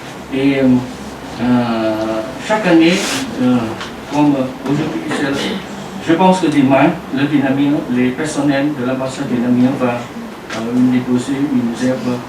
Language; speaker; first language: French; non-native, learner; Vietnamese